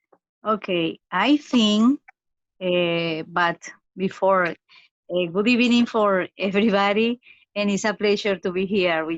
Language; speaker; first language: English; non-native, fluent; Spanish